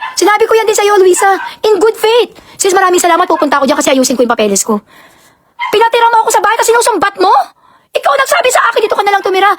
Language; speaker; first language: Filipino; native; Filipino